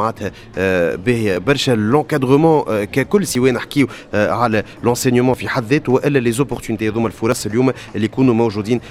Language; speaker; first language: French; non-native, local second language; Arabic